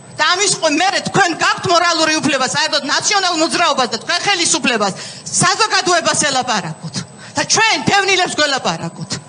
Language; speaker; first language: Georgian; native; Georgian